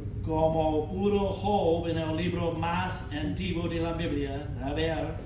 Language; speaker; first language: Spanish; non-native, fluent; English